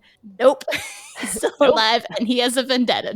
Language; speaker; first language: English; native; English